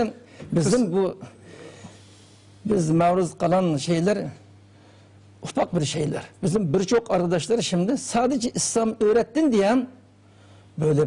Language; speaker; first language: Turkish; non-native, learner; Uyghur